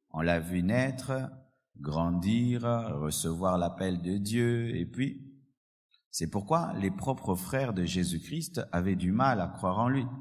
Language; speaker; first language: French; non-native, local second language; Lingala